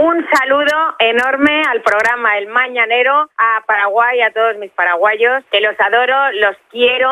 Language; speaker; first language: Spanish; native; Spanish